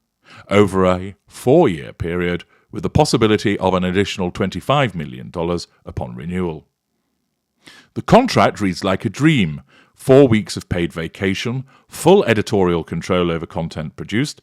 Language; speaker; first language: English; native; English